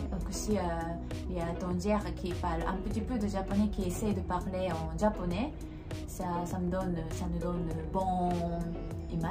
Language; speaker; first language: French; non-native, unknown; Japanese